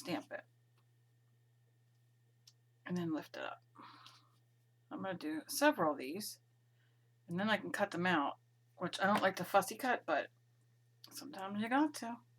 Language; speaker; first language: English; native; English